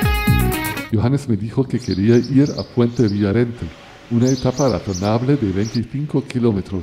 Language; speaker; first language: Spanish; non-native, fluent; German